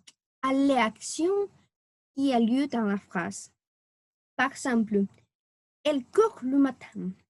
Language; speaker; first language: French; non-native, learner; Spanish